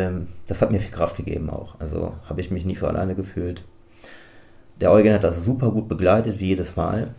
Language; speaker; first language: German; native; German